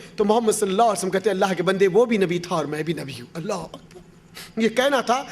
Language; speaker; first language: Urdu; native; Urdu